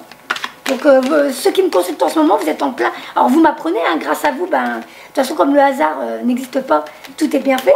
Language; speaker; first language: French; native; French